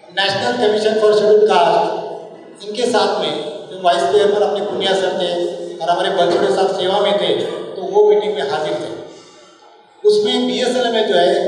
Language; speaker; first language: Hindi; non-native, local second language; Marathi